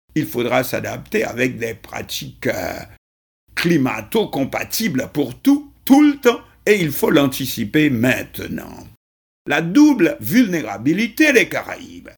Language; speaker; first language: French; non-native, local second language; Haitian Creole